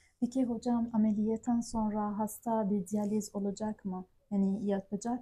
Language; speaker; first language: Turkish; non-native, fluent; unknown